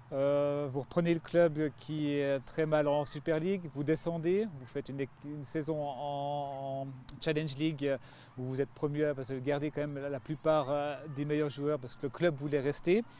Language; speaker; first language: French; native; French